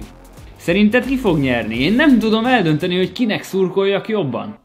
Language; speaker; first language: Hungarian; native; Hungarian